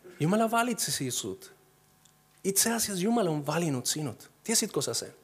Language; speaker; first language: Finnish; non-native, fluent; Spanish